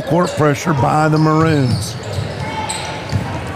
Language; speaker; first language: English; native; English